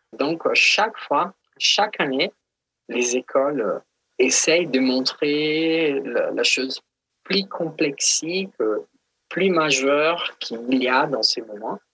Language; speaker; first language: French; non-native, fluent; Portuguese